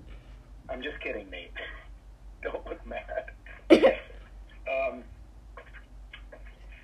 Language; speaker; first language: English; native; English